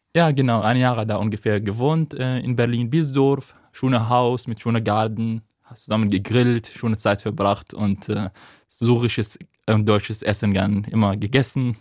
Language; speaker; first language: German; non-native, fluent; Arabic